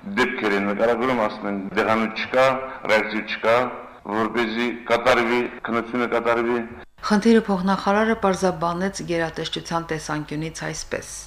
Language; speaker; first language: Armenian; native; Armenian